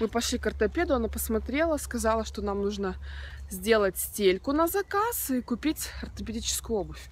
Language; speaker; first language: Russian; native; Russian